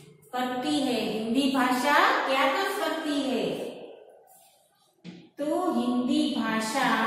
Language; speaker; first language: Hindi; non-native, local second language; Gujarati